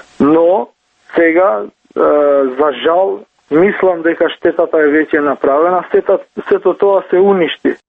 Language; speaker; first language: Macedonian; non-native, local second language; Albanian